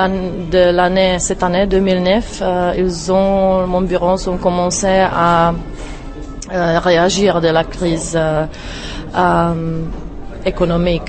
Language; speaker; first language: French; non-native, fluent; Czech